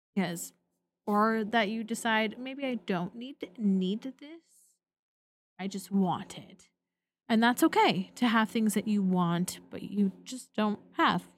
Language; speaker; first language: English; native; English